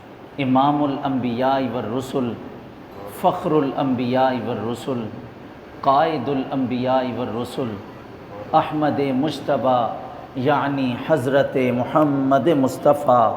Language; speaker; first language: Urdu; native; Urdu